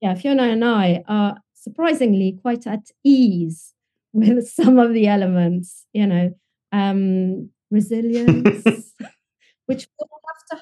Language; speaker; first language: English; non-native, fluent; French